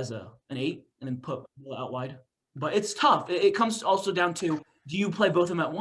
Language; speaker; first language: English; native; English